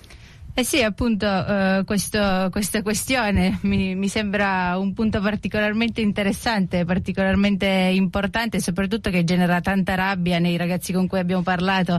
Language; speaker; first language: Italian; native; Italian